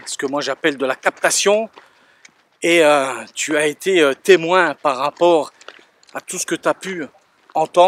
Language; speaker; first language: French; native; French